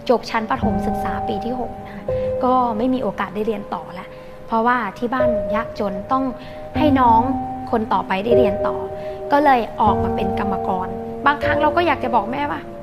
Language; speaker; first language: Thai; native; Thai